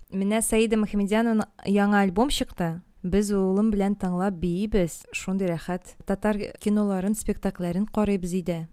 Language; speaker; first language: Tatar; native; Tatar